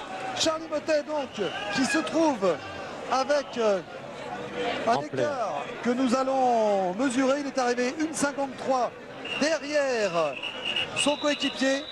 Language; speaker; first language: French; native; French